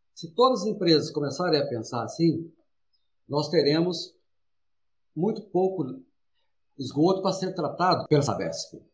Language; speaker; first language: Portuguese; native; Portuguese